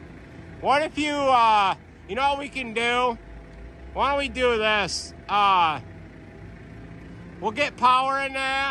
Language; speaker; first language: English; native; English